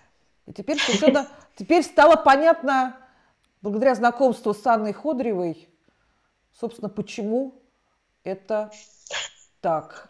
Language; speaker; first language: Russian; native; Russian